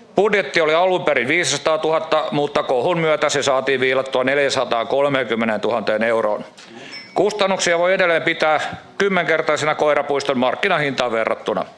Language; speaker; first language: Finnish; native; Finnish